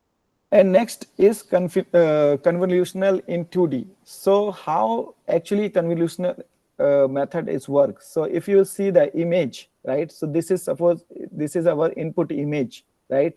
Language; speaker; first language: English; non-native, learner; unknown